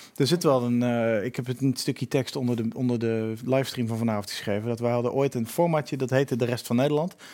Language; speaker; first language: Dutch; native; Dutch